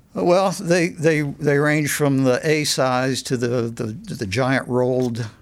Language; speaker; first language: English; native; English